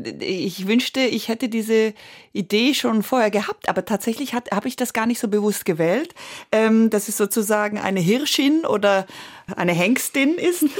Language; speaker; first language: German; early bilingual, other home language; Italian